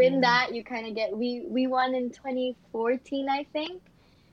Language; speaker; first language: English; native; English